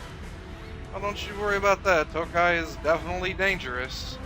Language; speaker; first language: English; native; English